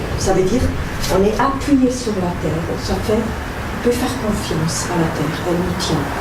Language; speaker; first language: French; native; French